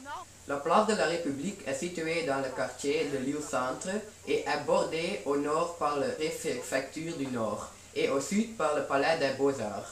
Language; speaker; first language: French; non-native, learner; Dutch